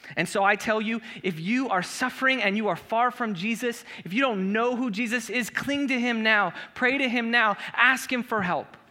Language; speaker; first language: English; native; English